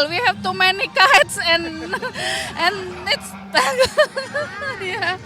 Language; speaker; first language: English; non-native, learner; Polish